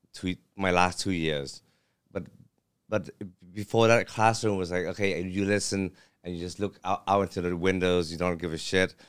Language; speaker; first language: English; early bilingual, other home language; Thai